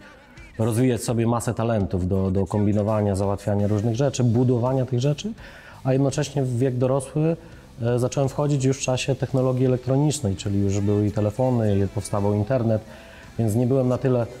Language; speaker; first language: Polish; native; Polish